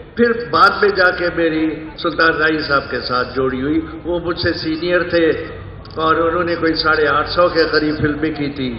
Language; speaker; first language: Urdu; non-native, local second language; Sindhi